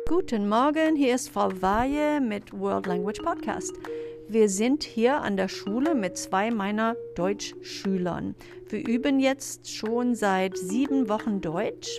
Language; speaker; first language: German; non-native, fluent; English